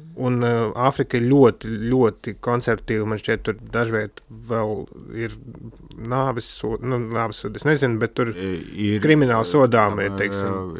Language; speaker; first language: Latvian; native; Latvian